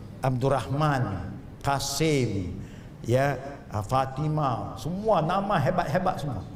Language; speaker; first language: Malay; non-native, local second language; Chinese